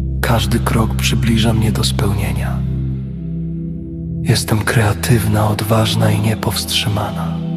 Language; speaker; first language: Polish; native; Polish